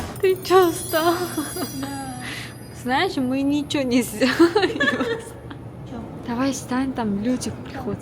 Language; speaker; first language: Russian; non-native, learner; Korean